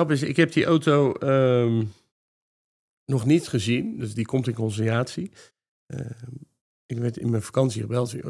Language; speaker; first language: Dutch; native; Dutch